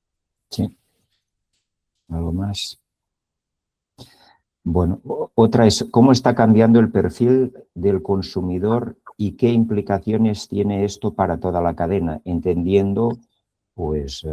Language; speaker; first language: Spanish; native; Spanish